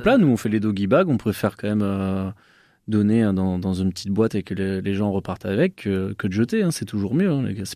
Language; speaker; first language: French; native; French